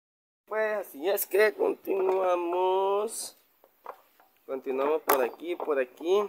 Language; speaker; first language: Spanish; native; Spanish